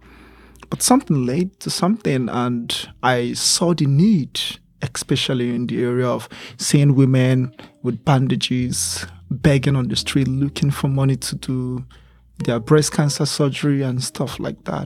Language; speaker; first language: English; non-native, local second language; Igbo